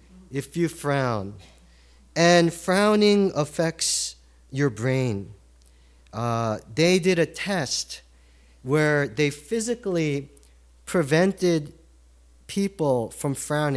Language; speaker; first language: English; early bilingual, other home language; Korean